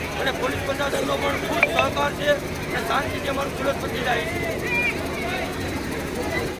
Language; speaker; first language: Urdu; non-native, local second language; Gujarati